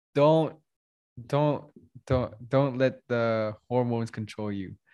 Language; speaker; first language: English; non-native, fluent; Indonesian